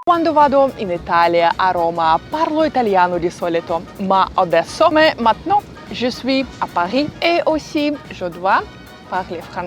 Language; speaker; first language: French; non-native, learner; Russian